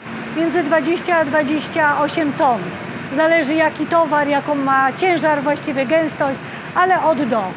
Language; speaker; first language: Polish; native; Polish